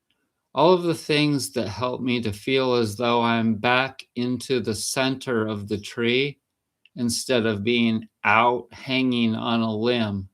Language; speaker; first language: English; native; English